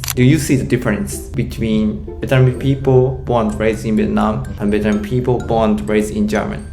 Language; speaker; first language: English; non-native, learner; Japanese